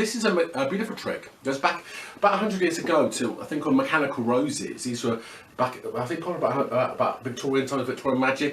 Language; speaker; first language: English; native; English